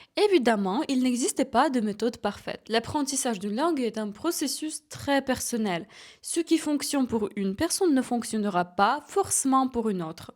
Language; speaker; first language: French; non-native, fluent; Ukrainian